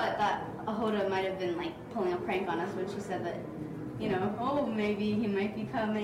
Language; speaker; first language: English; native; English